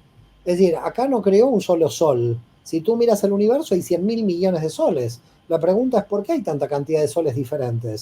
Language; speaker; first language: Spanish; native; Spanish